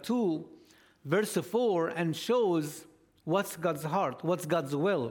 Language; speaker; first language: English; non-native, fluent; Arabic